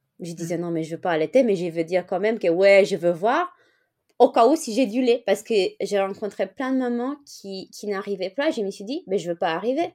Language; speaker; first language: French; non-native, fluent; Romanian